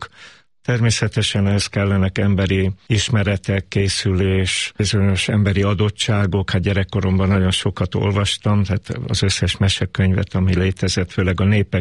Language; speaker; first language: Hungarian; native; Hungarian